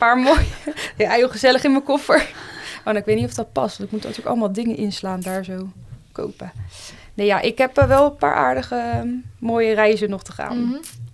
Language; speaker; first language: Dutch; native; Dutch